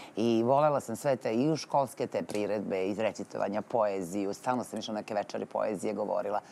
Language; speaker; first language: Serbian; native; Serbian